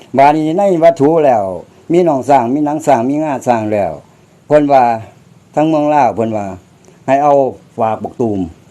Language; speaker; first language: Thai; native; Thai